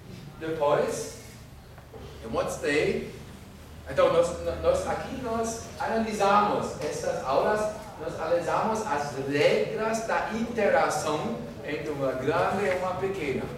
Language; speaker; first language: Portuguese; non-native, fluent; German